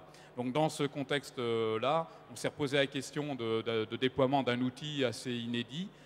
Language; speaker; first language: French; native; French